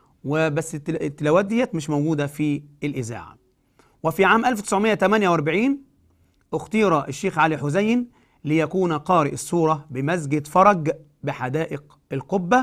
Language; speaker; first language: Arabic; native; Arabic